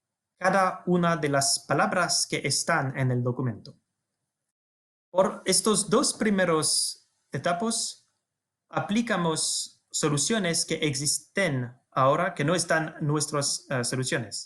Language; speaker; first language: Spanish; non-native, fluent; French